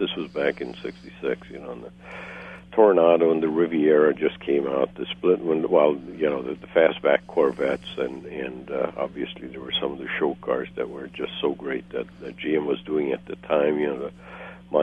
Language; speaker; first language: English; non-native, fluent; Hungarian